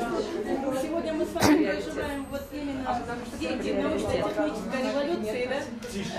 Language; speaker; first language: Russian; non-native, learner; Persian